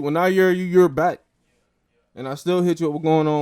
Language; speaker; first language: English; native; English